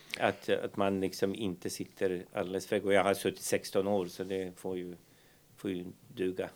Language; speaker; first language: Swedish; non-native, fluent; Bosnian